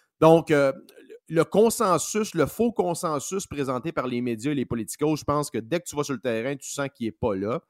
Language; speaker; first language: French; native; French